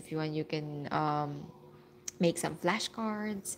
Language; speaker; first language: English; non-native, local second language; Filipino